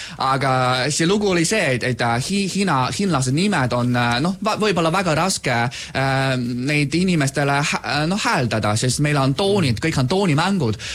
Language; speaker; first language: Estonian; non-native, fluent; Chinese